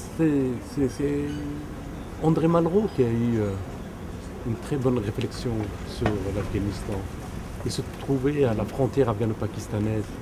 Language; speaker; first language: French; non-native, fluent; Persian